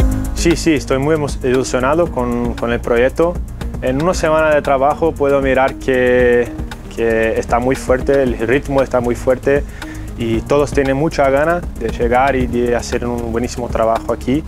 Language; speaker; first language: Spanish; non-native, fluent; Portuguese